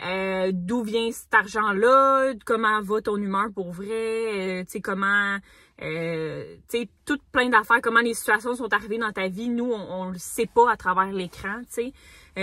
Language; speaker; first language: French; native; French